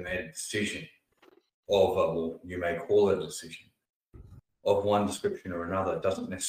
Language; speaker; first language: English; early bilingual, other home language; Punjabi